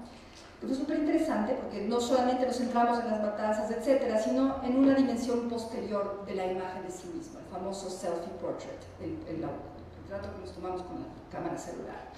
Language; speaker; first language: Spanish; native; Spanish